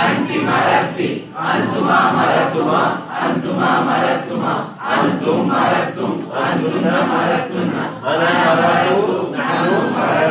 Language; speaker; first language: Arabic; non-native, fluent; Urdu